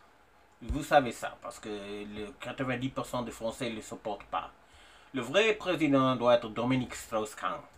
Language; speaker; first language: French; non-native, fluent; English